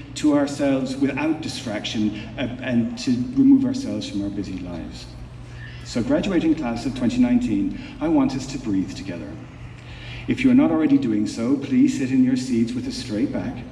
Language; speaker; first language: English; native; English